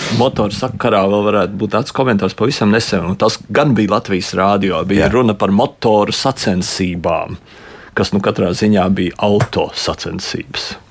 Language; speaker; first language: Latvian; native; Latvian